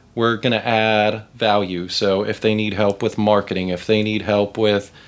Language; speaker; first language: English; native; English